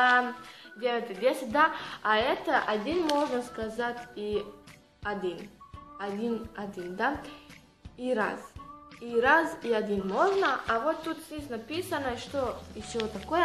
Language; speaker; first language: Russian; non-native, learner; Serbian